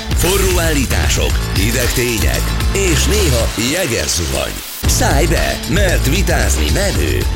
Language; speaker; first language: Hungarian; native; Hungarian